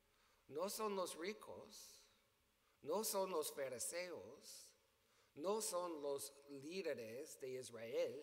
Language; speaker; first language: Spanish; non-native, learner; English